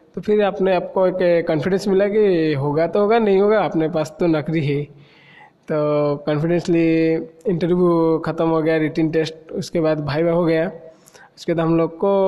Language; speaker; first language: Hindi; non-native, local second language; Odia